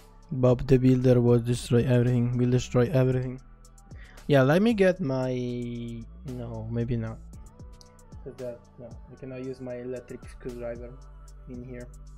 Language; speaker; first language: English; non-native, fluent; Italian